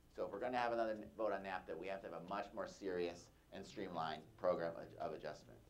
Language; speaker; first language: English; native; English